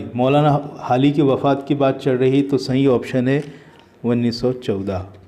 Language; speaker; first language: Hindi; native; Hindi